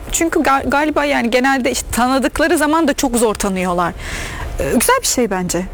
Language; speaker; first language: Turkish; non-native, fluent; Arabic